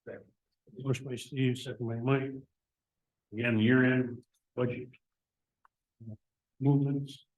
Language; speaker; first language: English; native; English